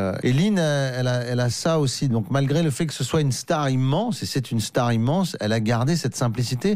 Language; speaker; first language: French; native; French